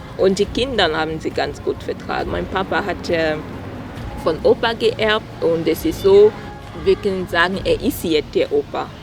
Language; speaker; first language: German; non-native, fluent; French